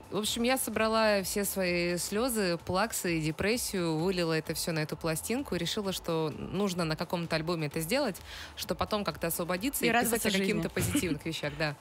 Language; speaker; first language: Russian; native; Russian